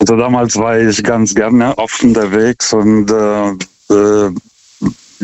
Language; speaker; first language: German; non-native, fluent; Lithuanian